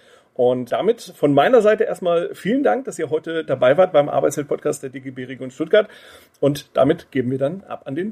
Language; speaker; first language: German; native; German